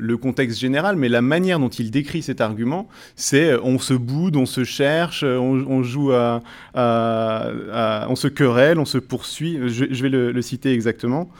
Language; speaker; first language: French; native; French